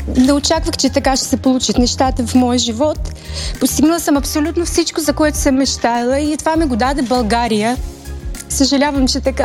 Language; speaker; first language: Bulgarian; early bilingual, heritage; Bulgarian